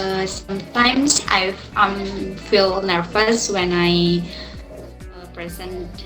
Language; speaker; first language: English; non-native, learner; Indonesian